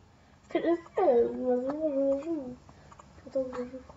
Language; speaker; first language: French; native; French